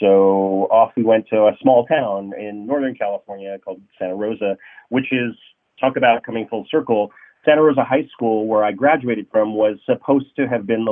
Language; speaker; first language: English; native; English